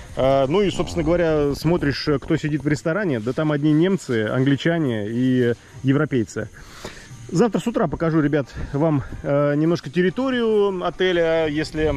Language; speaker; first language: Russian; native; Russian